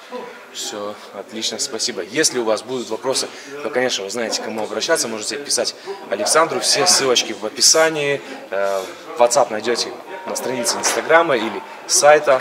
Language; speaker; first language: Russian; native; Russian